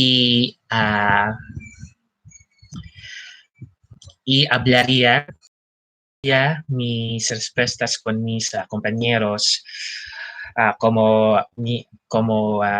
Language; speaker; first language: Spanish; non-native, learner; Filipino